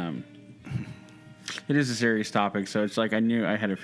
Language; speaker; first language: English; native; English